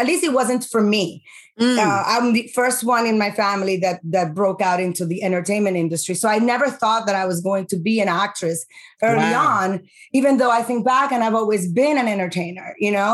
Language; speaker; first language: English; early bilingual, other home language; Spanish